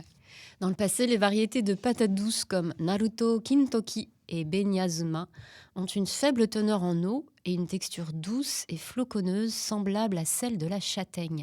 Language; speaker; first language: French; native; French